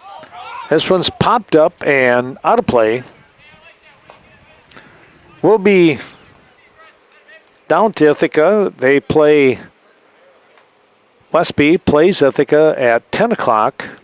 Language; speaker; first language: English; native; English